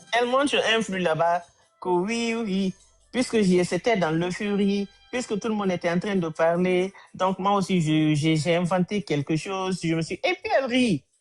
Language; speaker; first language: French; native; French